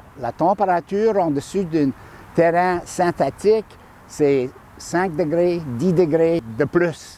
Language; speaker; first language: French; non-native, fluent; English